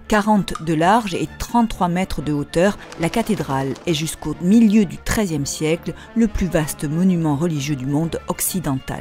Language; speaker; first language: French; native; French